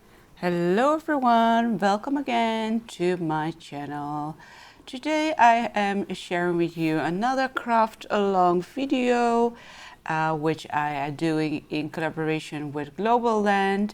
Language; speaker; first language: English; non-native, fluent; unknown